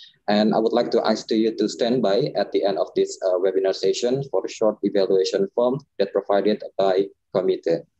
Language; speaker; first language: English; non-native, fluent; Indonesian